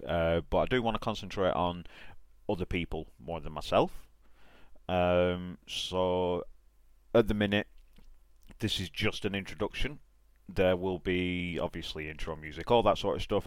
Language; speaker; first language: English; native; English